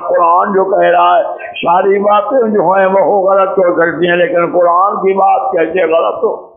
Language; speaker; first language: Urdu; non-native, local second language; Punjabi